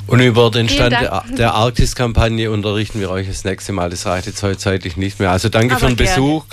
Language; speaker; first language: German; native; German